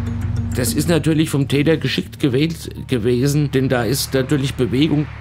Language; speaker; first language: German; native; German